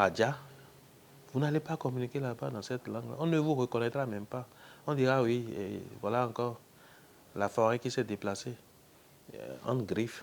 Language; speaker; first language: French; non-native, local second language; Fon